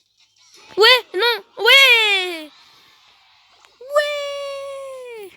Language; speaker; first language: French; native; French